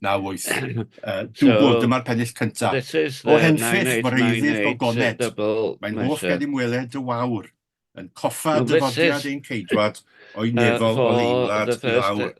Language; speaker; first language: Welsh; native; Welsh